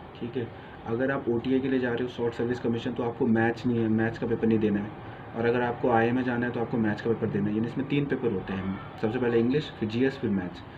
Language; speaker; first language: Hindi; native; Hindi